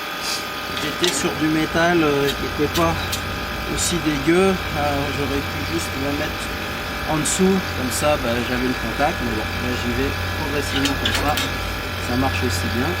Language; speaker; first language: French; native; French